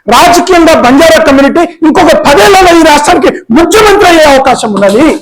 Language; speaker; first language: Telugu; non-native, local second language; Lambadi